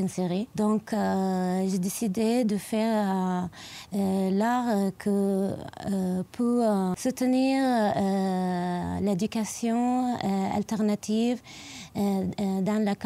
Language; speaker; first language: French; non-native, learner; Arabic